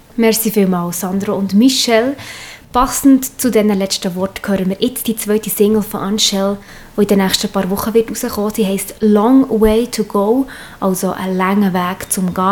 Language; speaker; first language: German; native; German